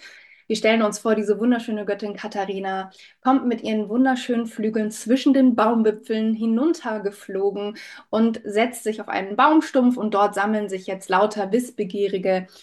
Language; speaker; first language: German; native; German